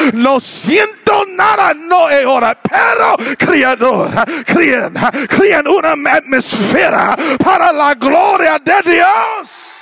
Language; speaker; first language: Spanish; non-native, learner; English